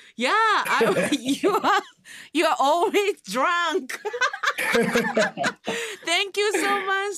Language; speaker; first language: English; non-native, learner; Japanese